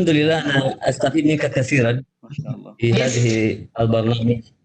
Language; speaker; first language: Arabic; non-native, learner; Indonesian